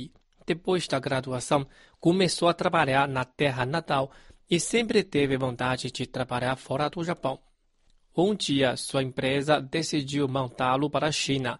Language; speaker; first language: Portuguese; non-native, fluent; Chinese